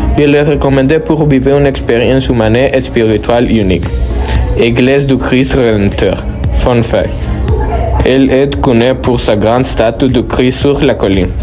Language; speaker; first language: French; non-native, learner; Spanish